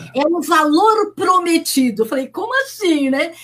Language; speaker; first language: Portuguese; native; Portuguese